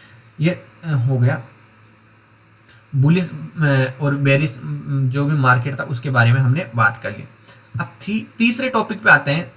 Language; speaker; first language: Hindi; native; Hindi